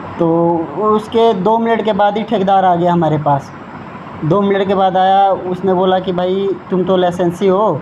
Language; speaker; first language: Hindi; native; Hindi